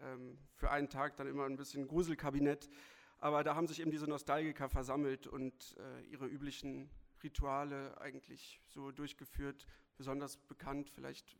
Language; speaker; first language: German; native; German